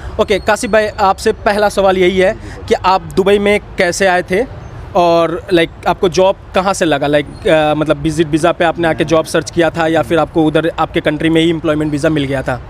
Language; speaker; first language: Hindi; native; Hindi